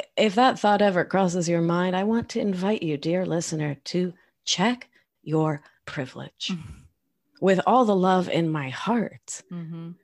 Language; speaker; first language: English; non-native, fluent; Spanish